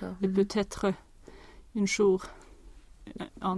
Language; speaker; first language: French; non-native, learner; Swedish